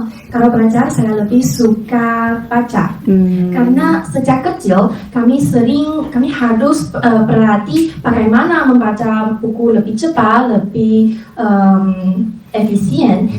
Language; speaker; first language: Indonesian; non-native, fluent; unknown